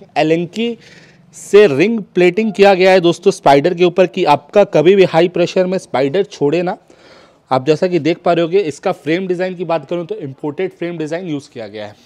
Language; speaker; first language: Hindi; native; Hindi